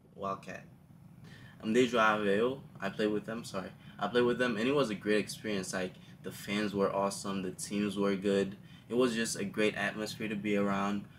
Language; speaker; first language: English; early bilingual, other home language; Haitian Creole